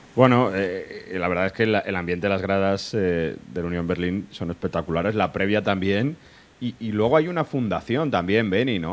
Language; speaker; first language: Spanish; native; Spanish